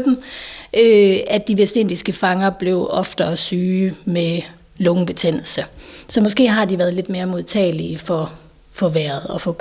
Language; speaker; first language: Danish; native; Danish